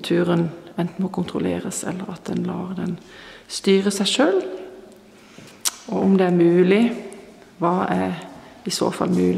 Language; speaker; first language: Norwegian; non-native, fluent; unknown